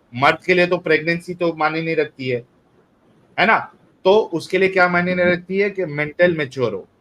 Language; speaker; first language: Hindi; native; Hindi